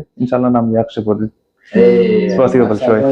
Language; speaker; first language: Russian; non-native, learner; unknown